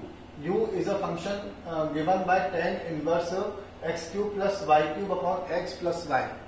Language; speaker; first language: English; non-native, local second language; Hindi